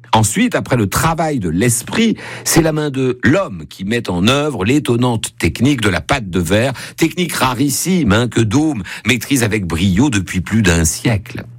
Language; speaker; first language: French; native; French